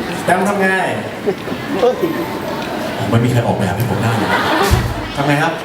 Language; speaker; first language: Thai; native; Thai